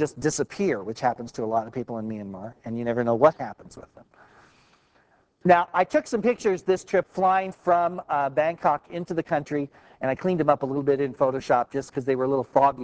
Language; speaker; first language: English; native; English